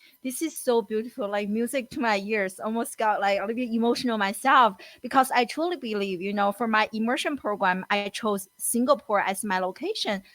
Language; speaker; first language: English; non-native, fluent; Chinese